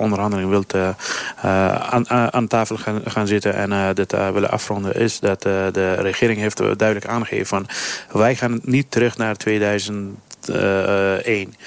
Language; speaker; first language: Dutch; non-native, fluent; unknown